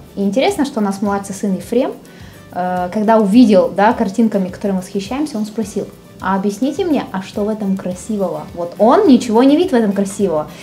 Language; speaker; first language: Russian; native; Russian